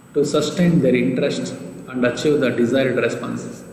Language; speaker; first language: English; non-native, local second language; Kannada